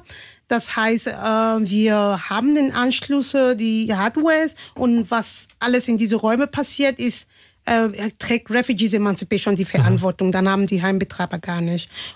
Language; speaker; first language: German; non-native, fluent; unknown